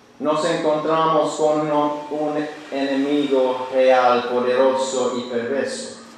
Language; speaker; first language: Spanish; non-native, learner; English